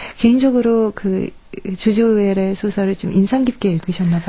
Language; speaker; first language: Korean; native; Korean